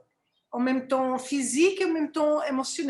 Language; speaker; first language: French; non-native, fluent; Spanish